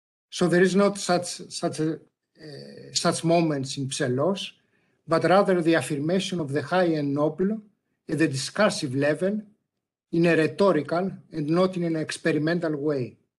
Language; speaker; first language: English; non-native, fluent; Greek